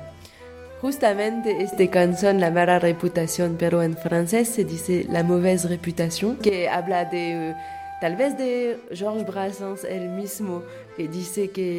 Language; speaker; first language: Spanish; non-native, learner; French